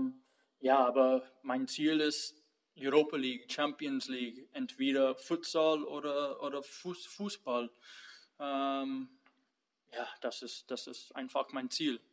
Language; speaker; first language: German; non-native, fluent; English